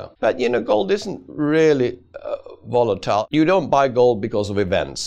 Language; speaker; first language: English; non-native, fluent; Swedish